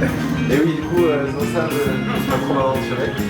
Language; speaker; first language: French; native; French